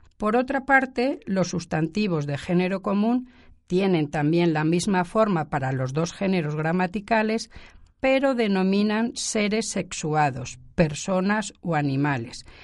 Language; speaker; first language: Spanish; native; Spanish